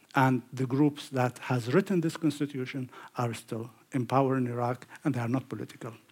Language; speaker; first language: English; non-native, fluent; Arabic